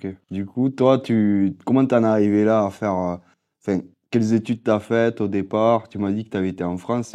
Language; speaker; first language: French; native; French